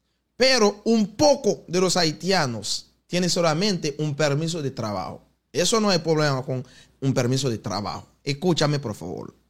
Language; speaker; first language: Spanish; non-native, fluent; Haitian Creole